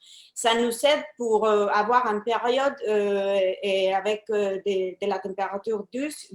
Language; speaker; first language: French; non-native, fluent; Spanish